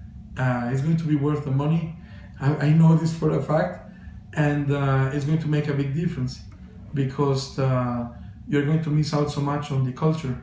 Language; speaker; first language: English; non-native, fluent; Spanish